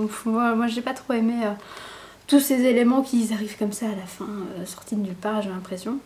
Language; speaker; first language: French; native; French